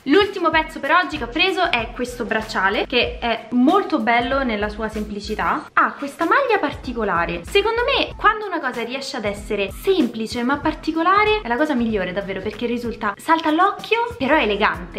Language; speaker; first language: Italian; native; Italian